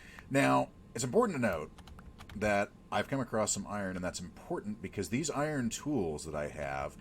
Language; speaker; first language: English; native; English